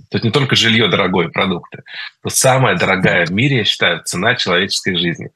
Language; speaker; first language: Russian; early bilingual, heritage; Russian